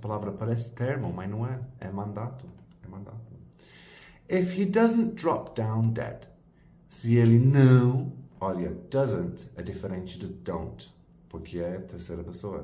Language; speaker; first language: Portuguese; non-native, fluent; English